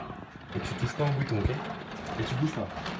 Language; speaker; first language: French; native; French